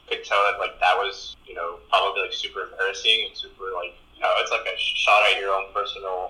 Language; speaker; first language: English; early bilingual, other home language; Spanish